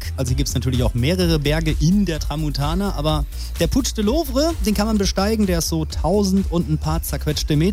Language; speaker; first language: German; native; German